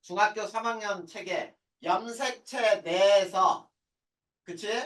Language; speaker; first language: Korean; native; Korean